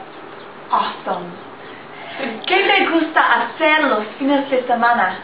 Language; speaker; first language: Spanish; non-native, learner; English